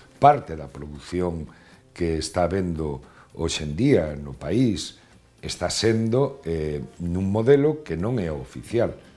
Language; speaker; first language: Galician; non-native, local second language; Spanish